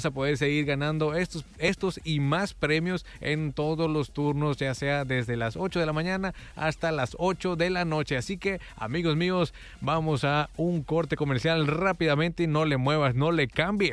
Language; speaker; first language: Spanish; native; Spanish